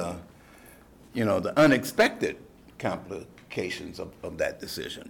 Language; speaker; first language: English; native; English